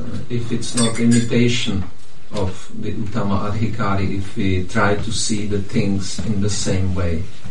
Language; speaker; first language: English; non-native, fluent; Czech